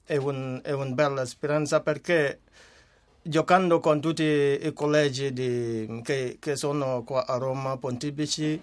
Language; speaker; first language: Italian; non-native, fluent; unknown